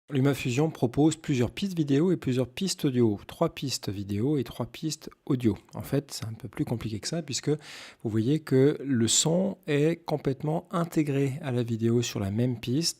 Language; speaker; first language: French; native; French